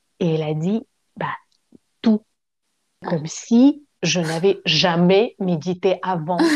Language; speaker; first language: French; non-native, fluent; Russian